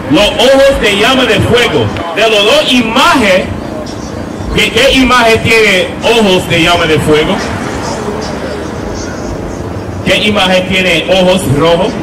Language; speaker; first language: Spanish; non-native, learner; English